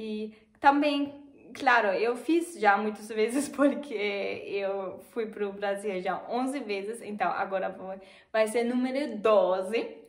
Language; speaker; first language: Portuguese; non-native, fluent; German